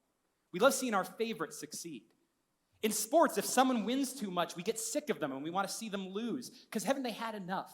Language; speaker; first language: English; native; English